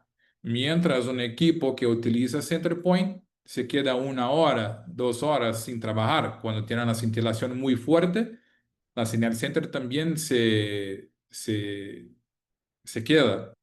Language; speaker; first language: Spanish; non-native, fluent; Portuguese